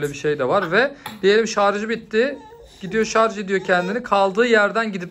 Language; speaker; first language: Turkish; native; Turkish